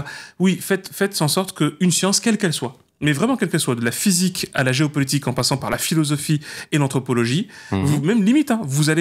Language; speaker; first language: French; native; French